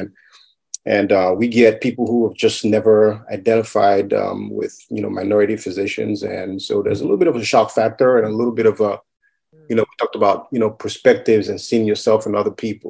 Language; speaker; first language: English; non-native, local second language; Yoruba